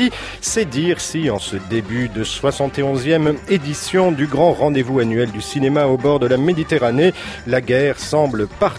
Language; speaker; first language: French; native; French